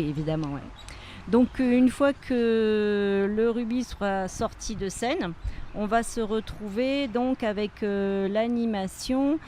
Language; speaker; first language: French; native; French